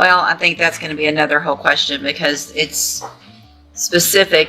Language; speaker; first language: English; native; English